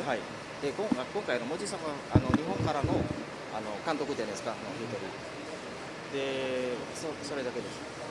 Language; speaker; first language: Japanese; non-native, learner; Indonesian